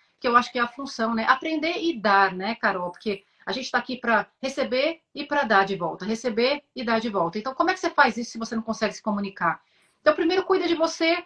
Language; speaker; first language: Portuguese; native; Portuguese